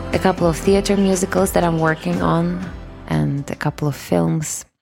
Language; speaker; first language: English; non-native, fluent; Russian